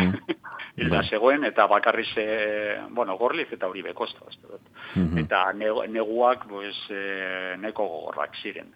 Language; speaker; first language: Basque; non-native, local second language; Spanish